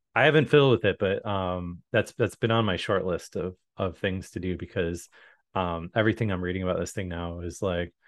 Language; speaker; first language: English; native; English